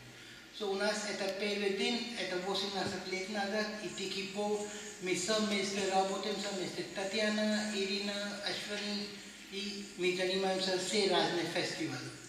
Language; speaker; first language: Russian; non-native, learner; Hindi